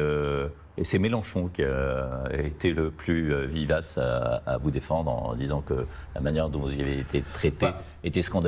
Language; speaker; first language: French; native; French